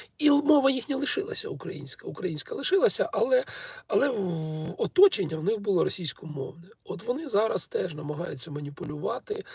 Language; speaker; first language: Ukrainian; non-native, local second language; Russian